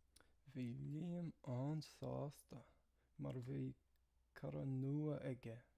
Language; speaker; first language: Irish; non-native, learner; English